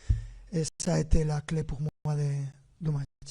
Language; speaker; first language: French; non-native, fluent; Spanish